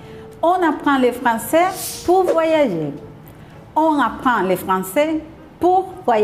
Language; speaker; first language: French; non-native, fluent; Spanish